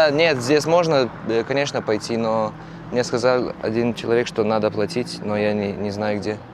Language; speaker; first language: Russian; non-native, learner; Lithuanian